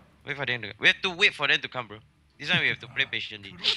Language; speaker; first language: English; non-native, local second language; Chinese